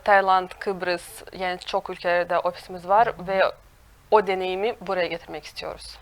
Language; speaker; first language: Turkish; non-native, fluent; Russian